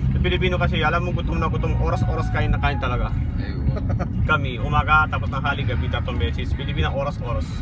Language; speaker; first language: Filipino; non-native, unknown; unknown